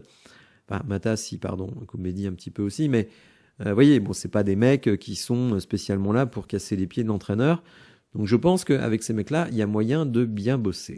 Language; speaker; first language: French; native; French